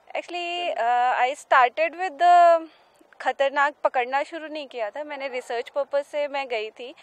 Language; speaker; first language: Hindi; native; Hindi